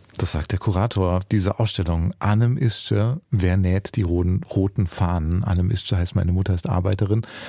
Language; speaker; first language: German; early bilingual, other home language; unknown